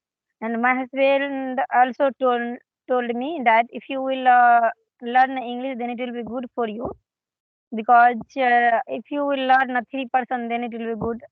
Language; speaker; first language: English; non-native, learner; Hindi